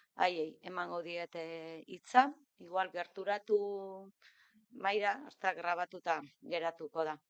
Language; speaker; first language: Basque; native; Basque